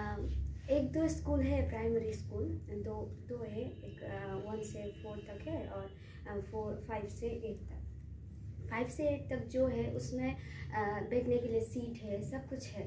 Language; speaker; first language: Hindi; non-native, local second language; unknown